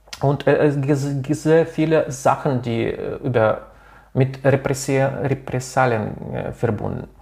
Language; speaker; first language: German; non-native, local second language; Russian